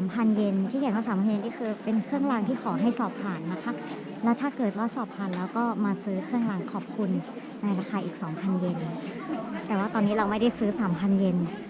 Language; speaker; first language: Thai; native; Thai